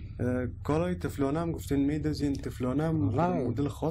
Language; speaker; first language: Persian; native; Persian